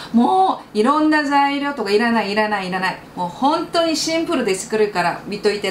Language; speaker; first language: Japanese; non-native, fluent; Korean